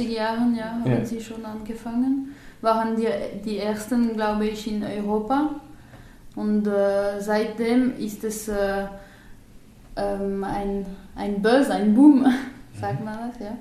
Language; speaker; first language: German; non-native, local second language; French